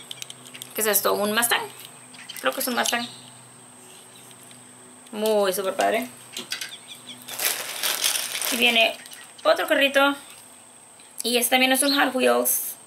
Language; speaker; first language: Spanish; native; Spanish